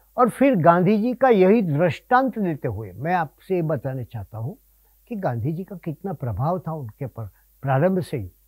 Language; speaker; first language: Hindi; non-native, local second language; Gujarati